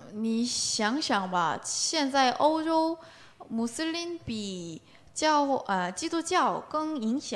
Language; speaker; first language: Chinese; non-native, learner; Korean